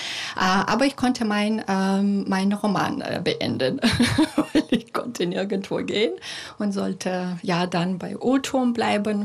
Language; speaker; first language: German; non-native, fluent; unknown